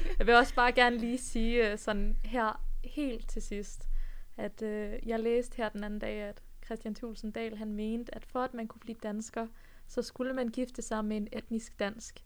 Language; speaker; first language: Danish; early bilingual, other home language; Persian